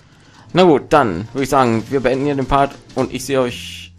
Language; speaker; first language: German; native; German